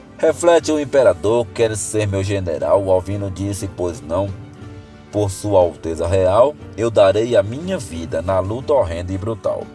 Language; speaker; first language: Portuguese; native; Portuguese